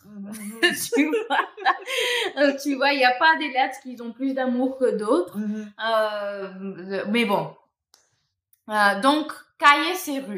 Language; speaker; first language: French; non-native, fluent; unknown